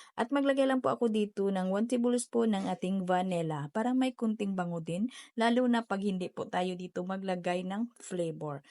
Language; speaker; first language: Filipino; non-native, local second language; Cebuano